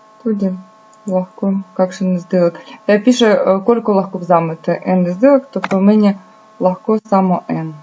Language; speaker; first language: Slovenian; non-native, fluent; Russian